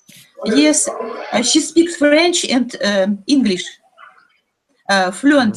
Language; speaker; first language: English; non-native, learner; Russian